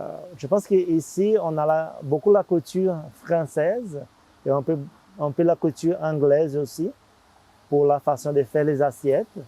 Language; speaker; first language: French; non-native, fluent; Portuguese